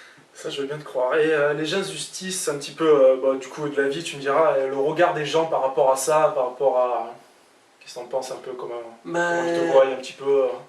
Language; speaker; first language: French; native; French